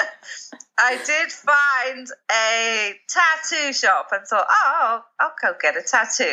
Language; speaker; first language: English; native; English